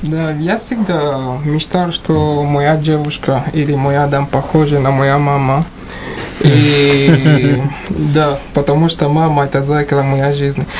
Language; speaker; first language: Ukrainian; non-native, learner; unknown